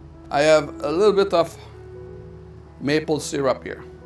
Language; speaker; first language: English; non-native, fluent; French